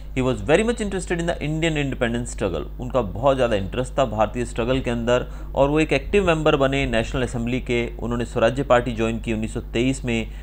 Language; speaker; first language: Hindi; non-native, local second language; Gujarati